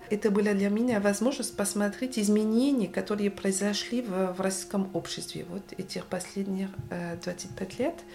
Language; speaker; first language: Russian; non-native, fluent; French